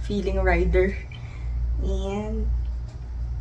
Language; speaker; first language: Filipino; native; Filipino